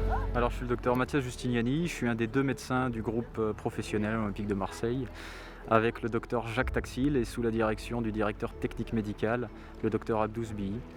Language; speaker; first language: French; native; French